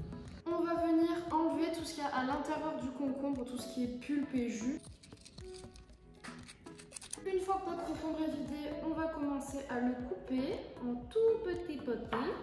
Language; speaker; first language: French; native; French